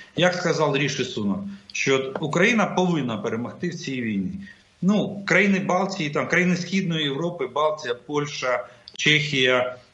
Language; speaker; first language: Ukrainian; non-native, local second language; Russian